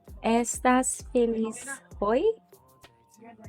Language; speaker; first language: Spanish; non-native, learner; Filipino